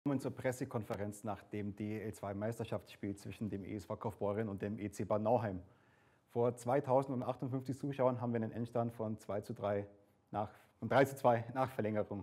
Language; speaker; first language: German; native; German